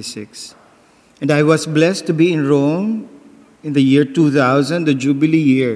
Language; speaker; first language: English; non-native, local second language; Bikol